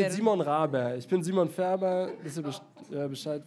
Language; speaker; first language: German; native; German